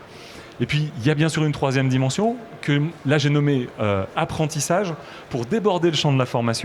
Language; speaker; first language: French; native; French